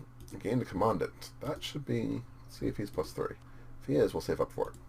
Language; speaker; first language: English; native; English